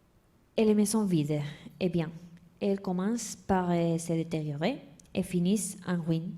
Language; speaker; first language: French; non-native, fluent; Spanish